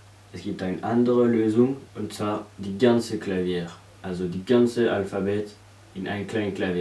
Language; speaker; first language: German; non-native, learner; French